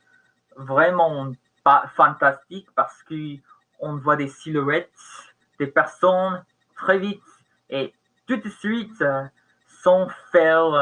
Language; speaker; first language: French; non-native, learner; English